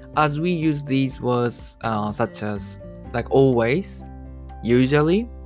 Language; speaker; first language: English; non-native, fluent; Japanese